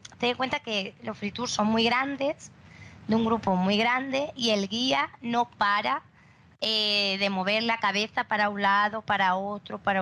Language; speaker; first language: Spanish; native; Spanish